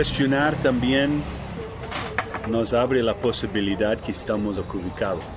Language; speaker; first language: Spanish; non-native, fluent; Portuguese